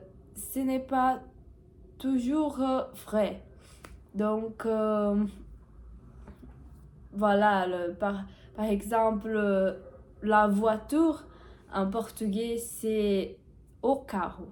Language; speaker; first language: French; non-native, learner; Portuguese